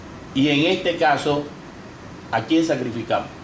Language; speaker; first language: Spanish; native; Spanish